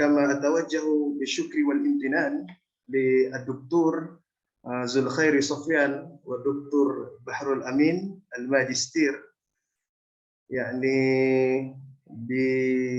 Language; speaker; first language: Arabic; non-native, fluent; Indonesian